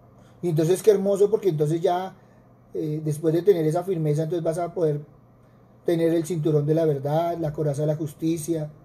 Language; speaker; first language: Spanish; native; Spanish